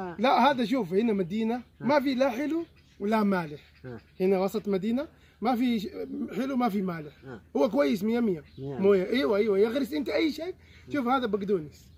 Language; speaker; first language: Arabic; non-native, learner; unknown